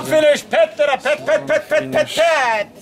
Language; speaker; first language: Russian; non-native, learner; Turkish